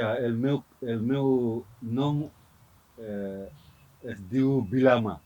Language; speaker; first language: Catalan; non-native, learner; Fula